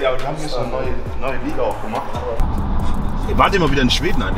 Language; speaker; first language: German; native; German